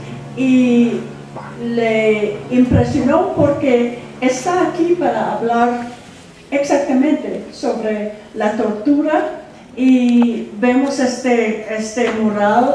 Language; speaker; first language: Spanish; non-native, fluent; English